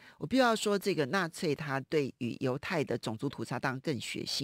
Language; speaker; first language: Chinese; native; Chinese